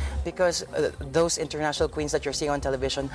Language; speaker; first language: English; non-native, local second language; Filipino